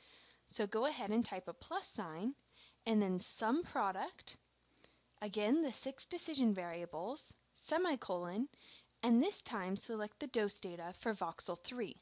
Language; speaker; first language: English; native; English